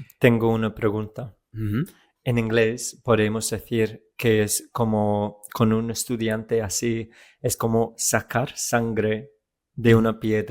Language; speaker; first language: Spanish; non-native, fluent; English